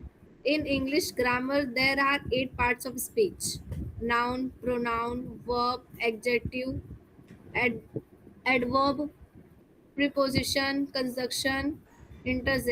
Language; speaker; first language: English; non-native, learner; Hindi